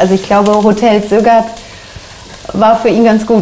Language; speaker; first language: German; native; German